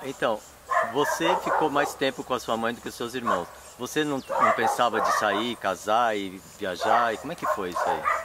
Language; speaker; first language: Portuguese; native; Portuguese